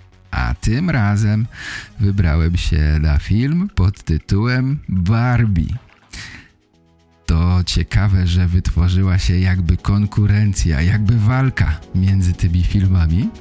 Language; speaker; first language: Polish; native; Polish